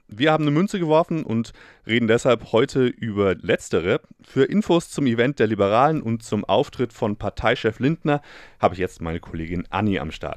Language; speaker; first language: German; native; German